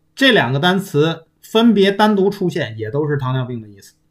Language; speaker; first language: Chinese; native; Chinese